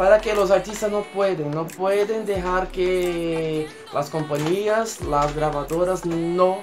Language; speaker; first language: Spanish; non-native, fluent; Portuguese